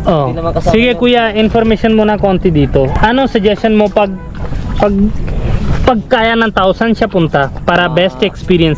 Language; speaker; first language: Filipino; non-native, learner; Hindi